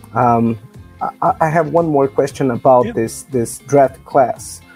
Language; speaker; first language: English; non-native, fluent; Portuguese